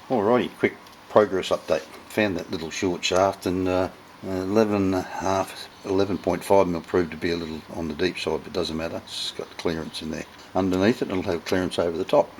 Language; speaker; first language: English; native; English